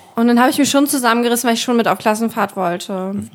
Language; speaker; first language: German; native; German